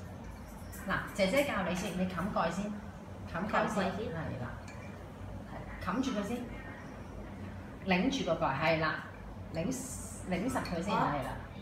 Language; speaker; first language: Cantonese; native; Cantonese